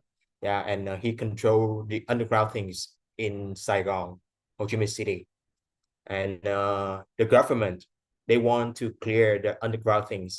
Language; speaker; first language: English; non-native, fluent; Vietnamese